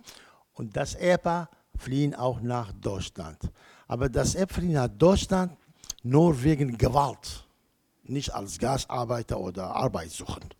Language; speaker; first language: German; non-native, learner; Kurdish